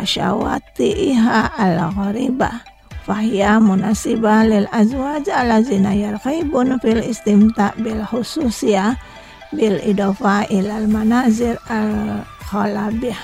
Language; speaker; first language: Arabic; non-native, fluent; Indonesian